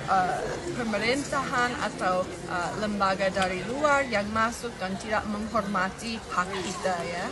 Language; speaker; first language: Indonesian; non-native, learner; English